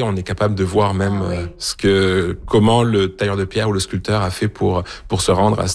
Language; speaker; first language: French; native; French